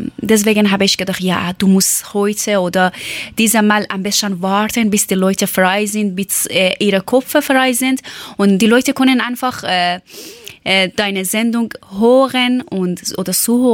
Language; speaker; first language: German; non-native, learner; Persian